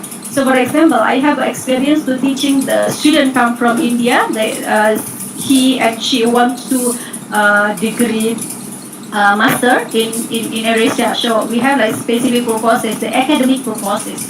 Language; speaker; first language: English; non-native, learner; Indonesian